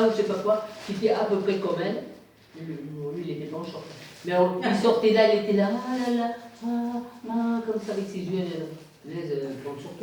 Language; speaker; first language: French; native; French